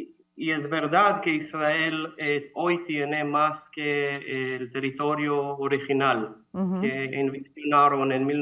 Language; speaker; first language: Spanish; non-native, fluent; Hebrew